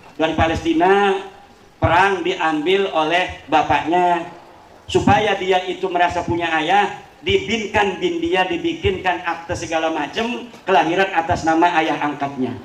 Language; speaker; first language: Indonesian; non-native, local second language; Javanese